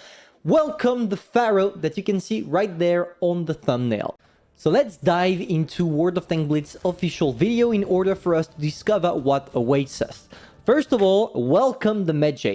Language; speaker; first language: English; non-native, fluent; French